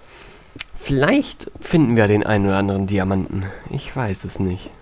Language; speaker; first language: German; native; German